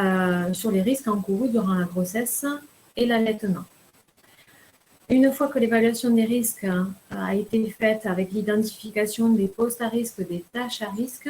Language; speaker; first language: French; native; French